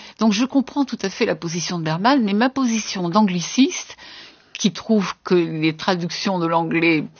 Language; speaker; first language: French; native; French